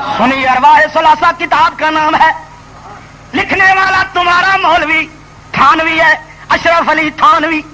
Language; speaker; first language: Urdu; non-native, local second language; Punjabi